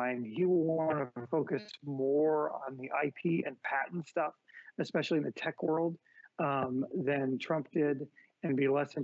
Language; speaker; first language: English; native; English